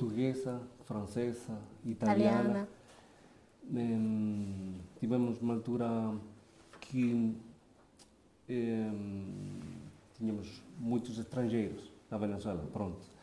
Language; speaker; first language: Portuguese; non-native, fluent; Spanish